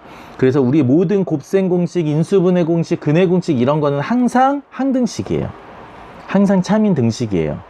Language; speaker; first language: Korean; native; Korean